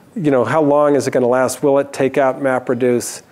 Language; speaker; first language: English; native; English